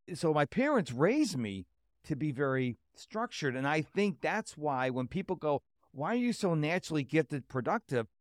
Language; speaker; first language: English; early bilingual, other home language; Polish